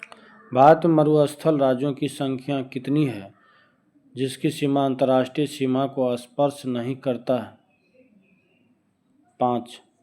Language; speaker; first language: Hindi; native; Hindi